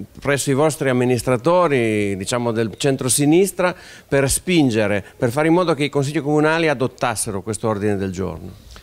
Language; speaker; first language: Italian; native; Italian